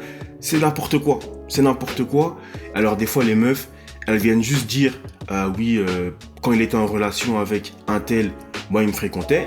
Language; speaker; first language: French; native; French